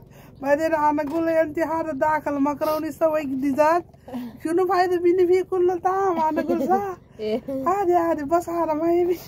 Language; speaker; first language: Arabic; non-native, learner; Nepali